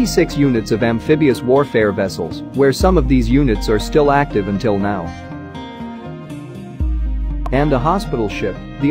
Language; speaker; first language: English; non-native, local second language; Filipino